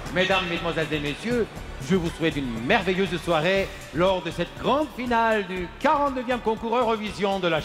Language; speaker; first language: French; non-native, fluent; Turkish